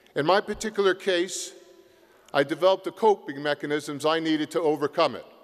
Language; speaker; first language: English; native; English